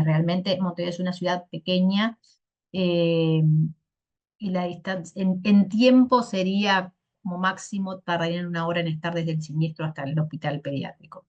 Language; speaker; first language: Spanish; native; Spanish